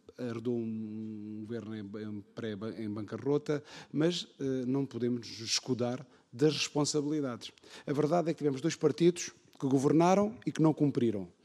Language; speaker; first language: Portuguese; native; Portuguese